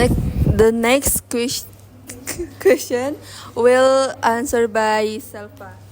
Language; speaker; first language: English; non-native, learner; Indonesian